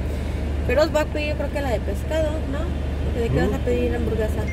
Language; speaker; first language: Spanish; native; Spanish